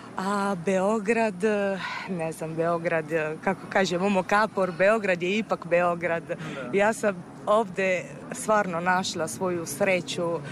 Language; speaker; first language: Serbian; non-native, fluent; Italian